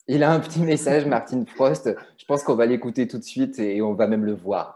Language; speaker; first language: French; native; French